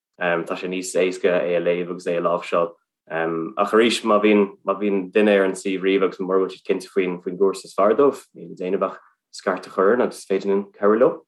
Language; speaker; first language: Irish; non-native, local second language; English